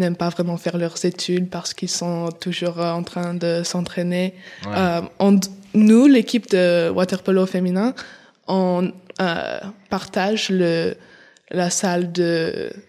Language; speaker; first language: French; early bilingual, heritage; English